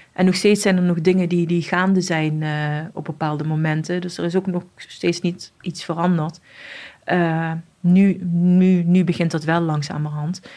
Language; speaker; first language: Dutch; early bilingual, other home language; Arabic